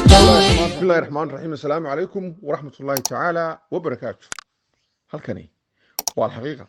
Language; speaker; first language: Somali; native; Somali